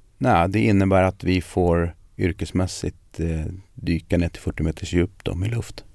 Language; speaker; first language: Swedish; early bilingual, other home language; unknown